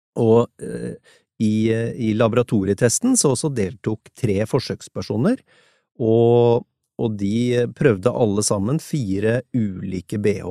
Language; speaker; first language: Norwegian; native; Norwegian